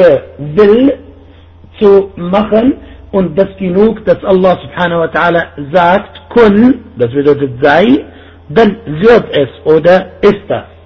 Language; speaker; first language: German; non-native, fluent; Arabic